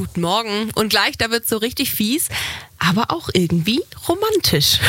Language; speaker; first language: German; native; German